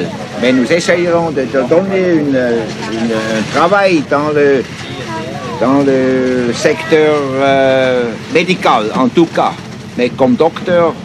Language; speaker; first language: French; non-native, fluent; Swiss German